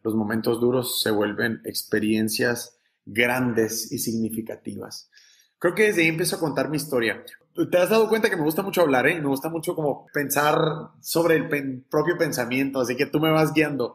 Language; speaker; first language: Spanish; native; Spanish